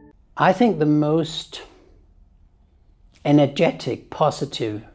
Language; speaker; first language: English; non-native, fluent; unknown